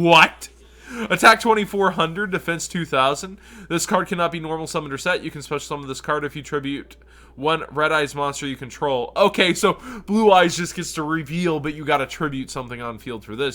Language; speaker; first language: English; native; English